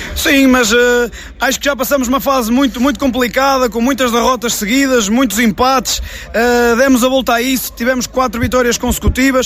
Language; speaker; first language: Portuguese; native; Portuguese